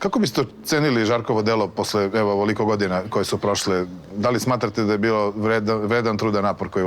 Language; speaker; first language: Bosnian; native; Bosnian